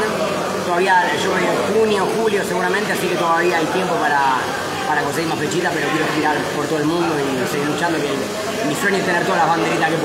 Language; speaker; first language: Spanish; native; Spanish